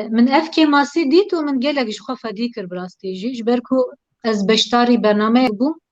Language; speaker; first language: Kurdish; non-native, local second language; Turkish